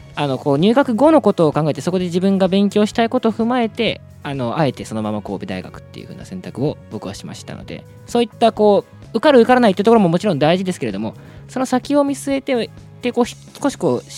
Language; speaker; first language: Japanese; native; Japanese